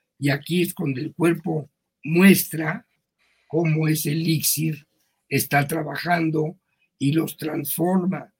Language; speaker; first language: Spanish; early bilingual, other home language; Yiddish